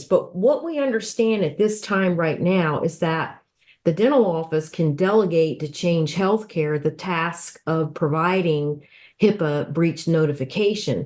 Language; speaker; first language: English; native; English